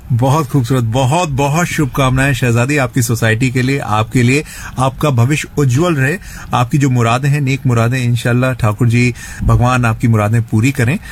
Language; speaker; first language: Hindi; native; Hindi